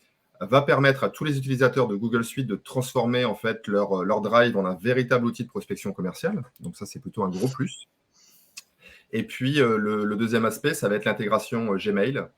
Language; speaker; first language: French; native; French